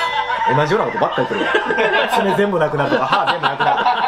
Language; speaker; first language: Japanese; native; Japanese